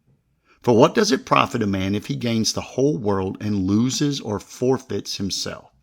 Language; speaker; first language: English; native; English